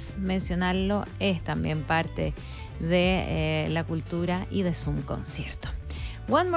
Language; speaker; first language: Spanish; native; Spanish